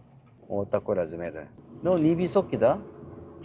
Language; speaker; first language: Russian; non-native, learner; Korean